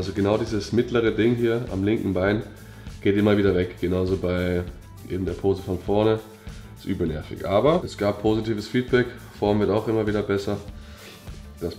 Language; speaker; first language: German; native; German